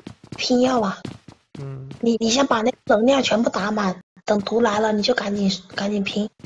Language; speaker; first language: Chinese; native; Chinese